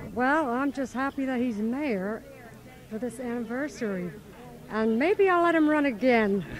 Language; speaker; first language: English; native; English